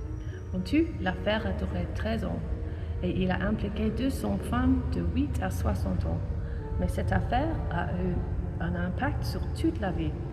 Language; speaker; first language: French; non-native, learner; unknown